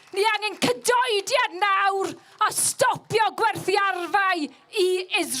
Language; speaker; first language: Welsh; non-native, local second language; English